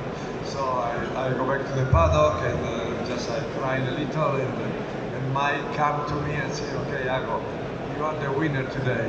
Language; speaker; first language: English; non-native, learner; Italian